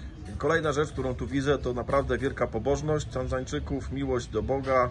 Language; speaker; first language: Polish; native; Polish